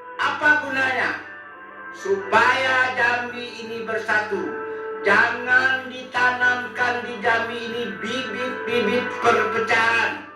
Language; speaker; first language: Indonesian; native; Indonesian